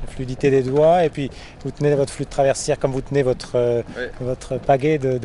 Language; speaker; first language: French; native; French